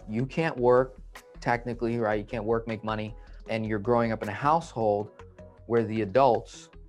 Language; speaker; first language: English; native; English